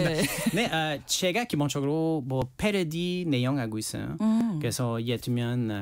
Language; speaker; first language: Korean; non-native, learner; French